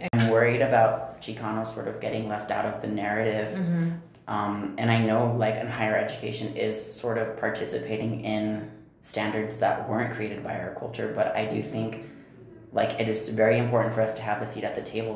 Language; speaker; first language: English; native; English